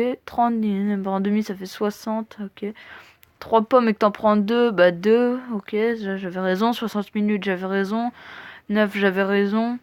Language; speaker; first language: French; native; French